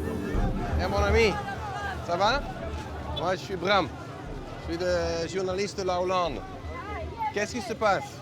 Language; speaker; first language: French; non-native, fluent; Dutch